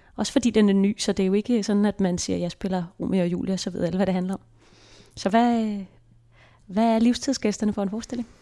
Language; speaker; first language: Danish; native; Danish